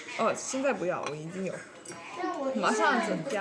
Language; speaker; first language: Chinese; non-native, learner; English